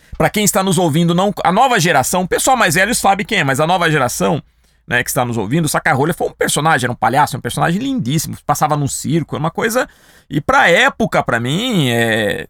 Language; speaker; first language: Portuguese; native; Portuguese